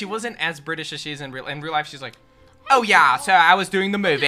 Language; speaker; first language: English; native; English